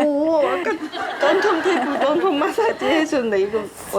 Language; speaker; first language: Korean; non-native, learner; Thai